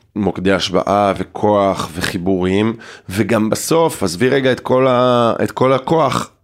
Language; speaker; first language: Hebrew; native; Hebrew